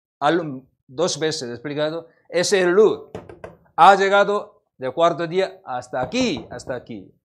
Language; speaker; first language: Spanish; non-native, learner; Korean